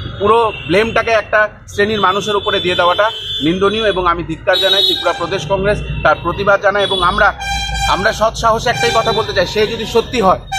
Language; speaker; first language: Bangla; native; Bangla